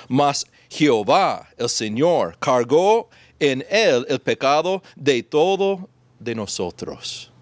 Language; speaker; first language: Spanish; non-native, fluent; English